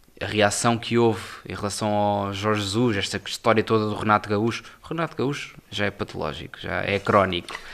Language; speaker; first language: Portuguese; native; Portuguese